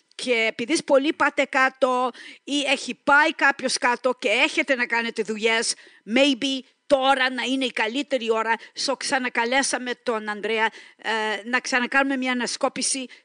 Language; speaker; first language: Greek; early bilingual, heritage; Greek